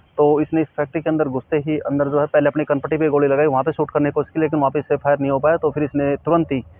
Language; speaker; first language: Hindi; native; Hindi